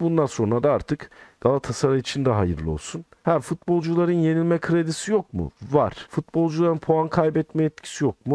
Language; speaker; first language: Turkish; native; Turkish